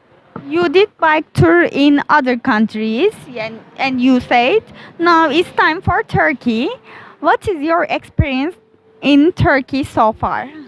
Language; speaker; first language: English; non-native, learner; Turkish